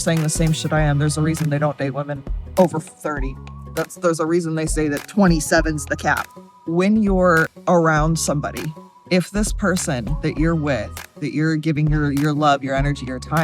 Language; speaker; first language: English; native; English